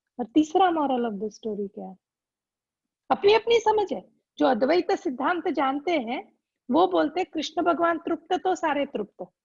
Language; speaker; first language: Hindi; non-native, local second language; Gujarati